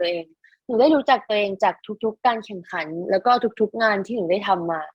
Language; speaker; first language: Thai; native; Thai